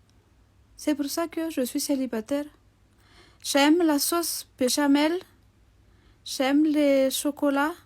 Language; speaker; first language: French; non-native, local second language; Malagasy